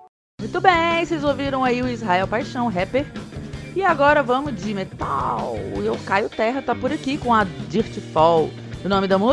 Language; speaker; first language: Portuguese; native; Portuguese